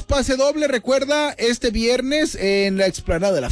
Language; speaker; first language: Spanish; native; Spanish